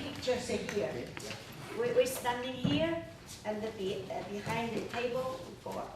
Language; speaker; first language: English; non-native, learner; Chinese